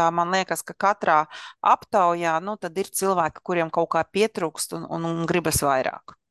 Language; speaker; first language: Latvian; non-native, local second language; Russian